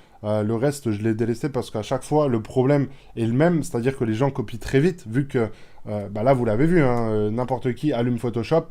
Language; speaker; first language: French; native; French